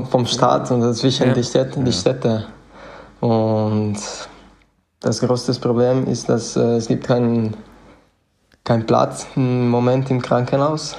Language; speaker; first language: German; non-native, fluent; Italian